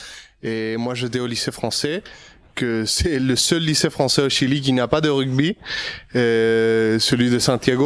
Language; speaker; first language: French; non-native, fluent; Spanish